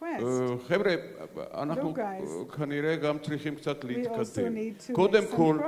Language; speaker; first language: Hebrew; non-native, fluent; Georgian